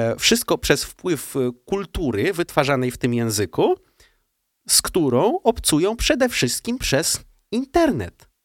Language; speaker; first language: Polish; early bilingual, heritage; Russian